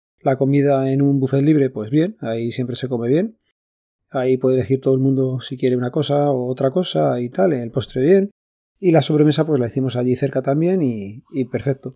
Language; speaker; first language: Spanish; native; Spanish